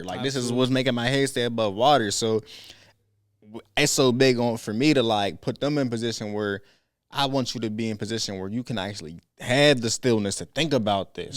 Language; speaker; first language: English; native; English